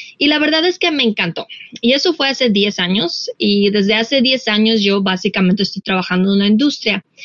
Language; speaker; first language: Spanish; non-native, fluent; Russian